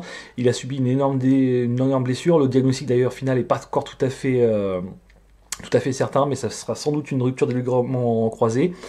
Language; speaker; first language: French; native; French